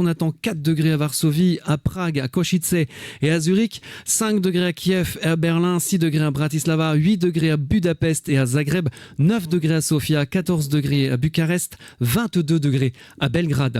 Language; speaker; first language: French; native; French